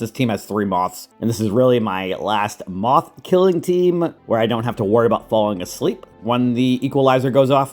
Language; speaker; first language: English; native; English